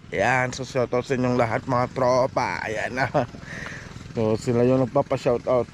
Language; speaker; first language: Filipino; non-native, local second language; Iloko